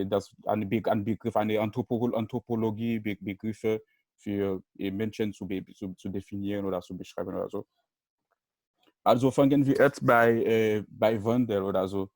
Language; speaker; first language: German; non-native, learner; Haitian Creole